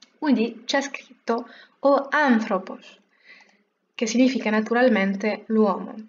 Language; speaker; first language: Italian; non-native, fluent; French